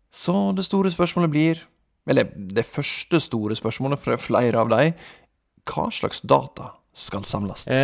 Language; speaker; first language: Norwegian; native; Norwegian